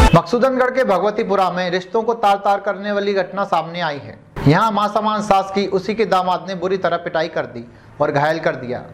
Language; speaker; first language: Hindi; native; Hindi